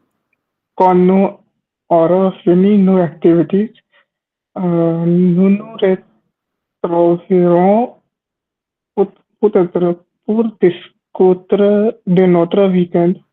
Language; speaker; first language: French; non-native, learner; Hindi